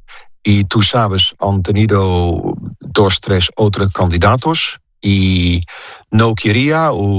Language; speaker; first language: Spanish; non-native, fluent; Dutch